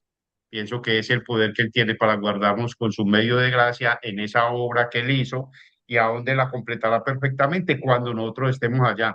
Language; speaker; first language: Spanish; native; Spanish